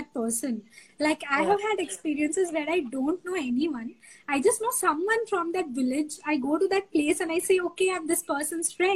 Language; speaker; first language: English; non-native, local second language; Bangla